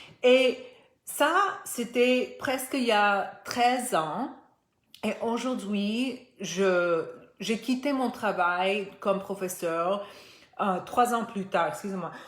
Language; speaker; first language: French; non-native, fluent; Spanish